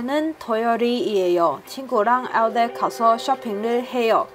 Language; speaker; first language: Korean; non-native, learner; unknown